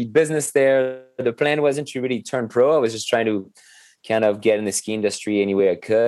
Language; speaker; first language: English; non-native, fluent; French